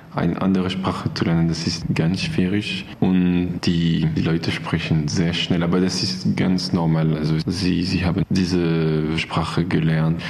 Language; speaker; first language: German; non-native, learner; French